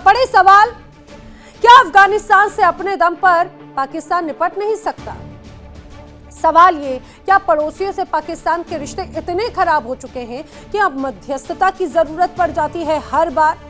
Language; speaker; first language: Hindi; native; Hindi